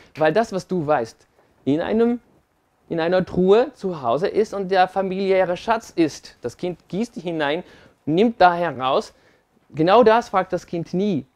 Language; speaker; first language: German; non-native, fluent; French